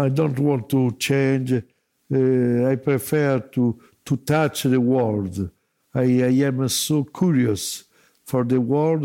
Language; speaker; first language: English; non-native, learner; Italian